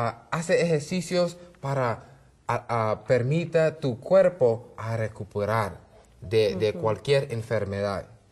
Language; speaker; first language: Spanish; non-native, learner; English